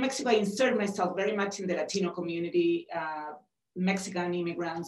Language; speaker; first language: English; non-native, fluent; Spanish